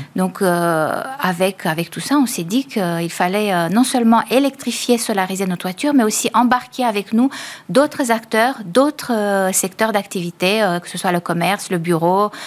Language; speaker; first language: French; native; French